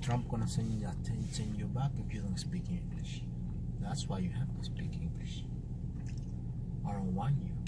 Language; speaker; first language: English; non-native, fluent; Spanish